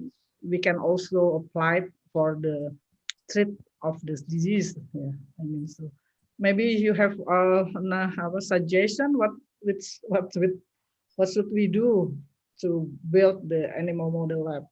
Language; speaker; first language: English; non-native, local second language; Indonesian